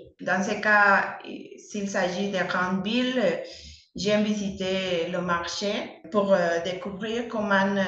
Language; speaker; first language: French; non-native, learner; Spanish